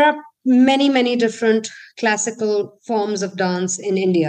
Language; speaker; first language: English; non-native, local second language; Hindi